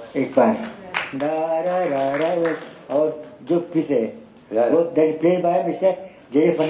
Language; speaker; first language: Hindi; native; Hindi